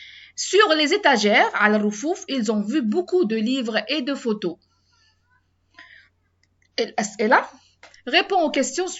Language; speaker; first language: French; non-native, learner; Arabic